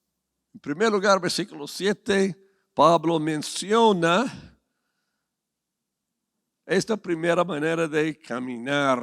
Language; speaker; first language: Spanish; non-native, fluent; English